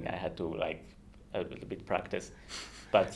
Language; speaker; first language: English; non-native, fluent; Kurdish